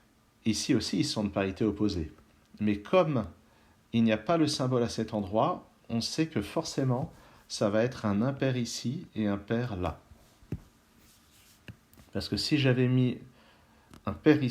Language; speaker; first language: French; native; French